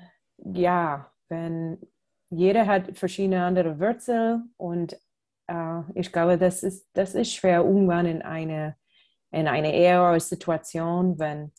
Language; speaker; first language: German; non-native, fluent; English